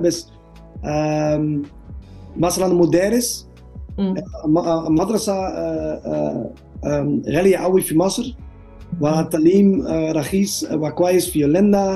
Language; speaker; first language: Arabic; non-native, learner; Dutch